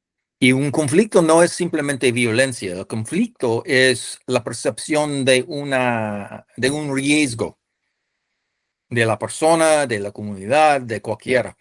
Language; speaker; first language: Spanish; non-native, fluent; English